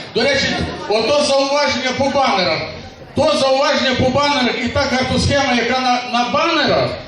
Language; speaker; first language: Ukrainian; native; Ukrainian